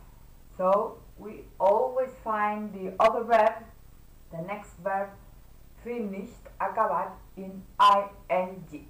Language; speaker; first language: English; non-native, fluent; Catalan